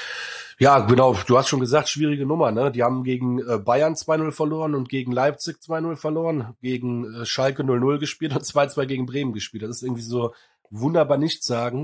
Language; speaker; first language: German; native; German